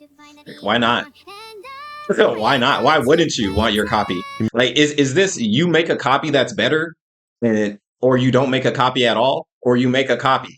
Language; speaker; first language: English; native; English